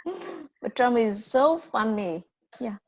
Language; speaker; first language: English; non-native, learner; Vietnamese